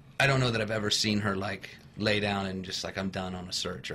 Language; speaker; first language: English; native; English